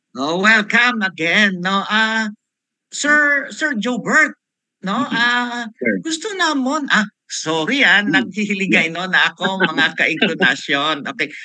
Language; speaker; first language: Filipino; non-native, local second language; Hiligaynon